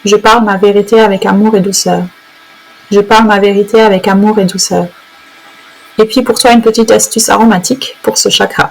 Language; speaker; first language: French; native; French